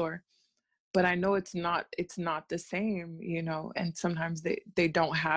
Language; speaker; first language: English; native; English